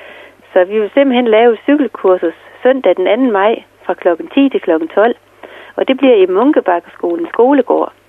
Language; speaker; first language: Danish; native; Danish